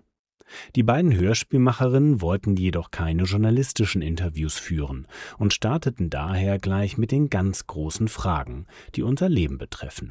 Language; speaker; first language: German; native; German